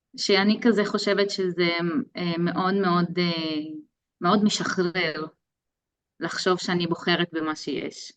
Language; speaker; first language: Hebrew; non-native, local second language; Arabic